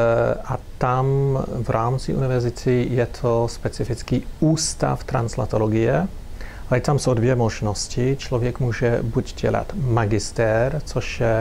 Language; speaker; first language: Czech; non-native, fluent; English